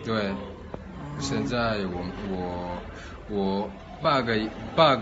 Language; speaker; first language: Chinese; non-native, learner; Malagasy